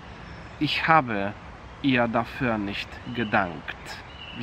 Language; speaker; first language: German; non-native, fluent; Polish